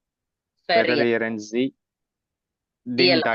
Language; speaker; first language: German; non-native, learner; Tamil